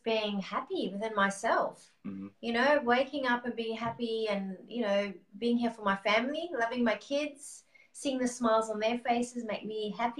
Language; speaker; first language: English; native; English